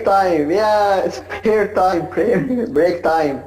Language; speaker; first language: English; non-native, learner; Arabic